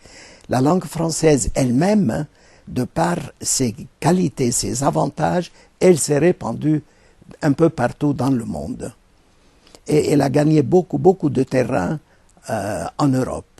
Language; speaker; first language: French; non-native, fluent; Turkish